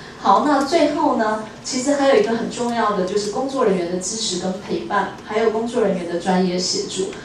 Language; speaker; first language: Chinese; native; Chinese